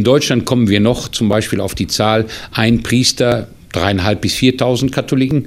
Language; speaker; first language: German; native; German